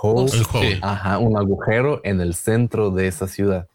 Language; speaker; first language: Spanish; non-native, fluent; Russian